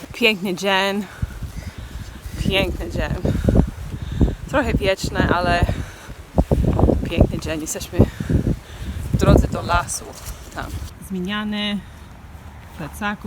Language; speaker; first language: Polish; non-native, learner; English